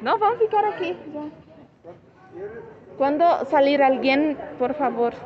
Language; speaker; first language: Spanish; non-native, learner; Portuguese